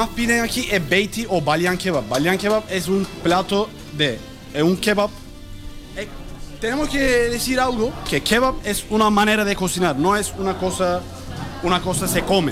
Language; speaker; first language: Spanish; non-native, learner; Turkish